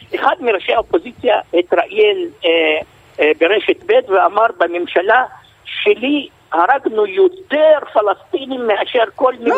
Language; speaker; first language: Hebrew; non-native, local second language; Arabic